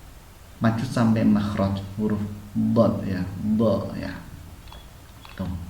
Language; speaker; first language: Indonesian; native; Indonesian